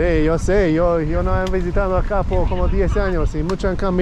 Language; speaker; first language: Spanish; non-native, learner; English